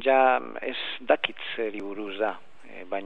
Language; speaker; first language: Basque; non-native, learner; Spanish